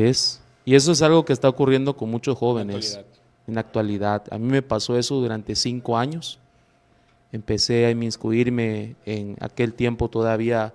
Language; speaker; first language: Spanish; native; Spanish